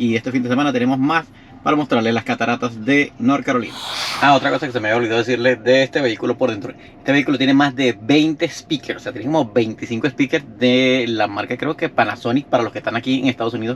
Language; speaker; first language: Spanish; native; Spanish